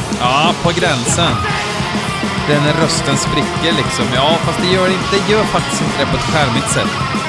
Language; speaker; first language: Swedish; native; Swedish